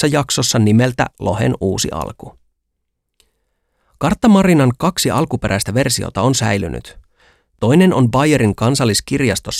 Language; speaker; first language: Finnish; native; Finnish